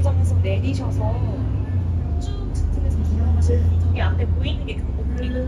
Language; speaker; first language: Korean; native; Korean